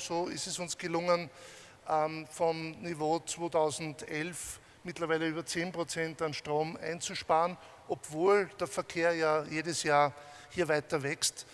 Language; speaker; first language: German; native; German